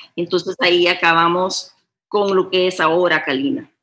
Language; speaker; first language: Spanish; early bilingual, heritage; Spanish